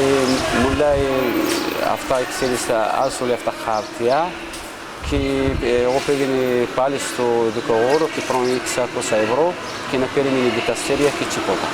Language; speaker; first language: Greek; non-native, learner; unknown